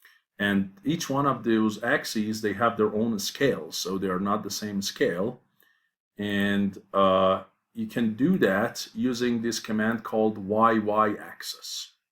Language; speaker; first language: English; non-native, fluent; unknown